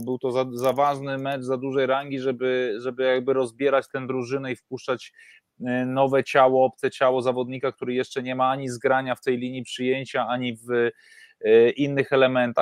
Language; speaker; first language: Polish; native; Polish